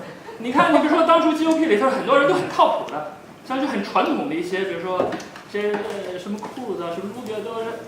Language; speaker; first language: Chinese; native; Chinese